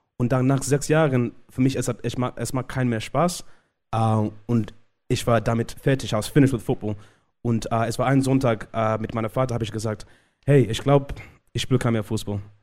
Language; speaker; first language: German; non-native, learner; Shona